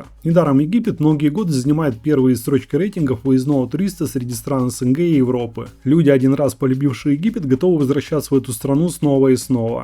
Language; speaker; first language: Russian; native; Russian